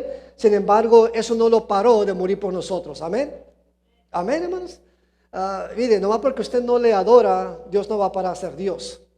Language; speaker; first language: Spanish; early bilingual, heritage; Spanish